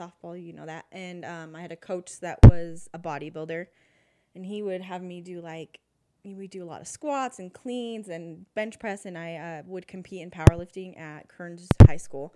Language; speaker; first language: English; native; English